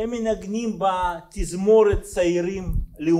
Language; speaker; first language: Hebrew; non-native, fluent; Russian